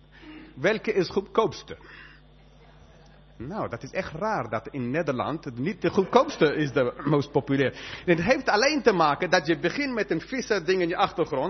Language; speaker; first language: Dutch; non-native, fluent; English